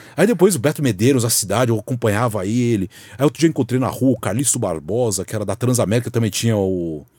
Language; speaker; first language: Portuguese; native; Portuguese